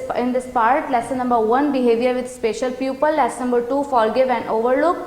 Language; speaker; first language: English; non-native, local second language; Urdu